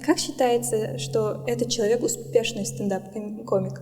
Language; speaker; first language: Russian; non-native, local second language; Kazakh